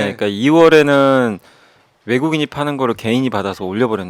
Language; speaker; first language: Korean; native; Korean